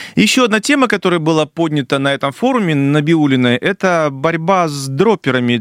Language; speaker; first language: Russian; native; Russian